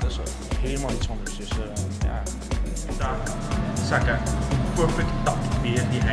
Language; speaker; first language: Dutch; non-native, local second language; Papiamento